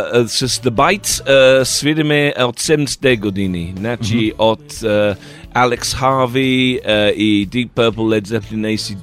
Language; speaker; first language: Bulgarian; non-native, learner; English